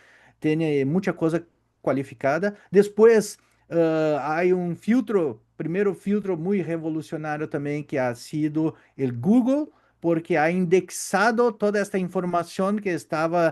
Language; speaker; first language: Spanish; non-native, fluent; Portuguese